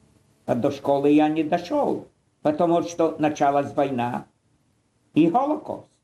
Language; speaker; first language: Russian; non-native, fluent; Polish